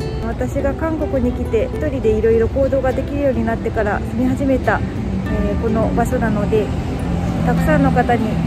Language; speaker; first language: Japanese; native; Japanese